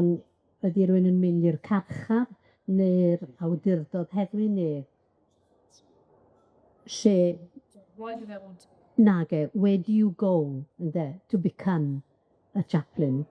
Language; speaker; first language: Welsh; native; Welsh